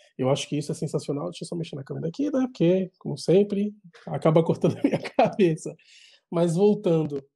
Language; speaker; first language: Portuguese; native; Portuguese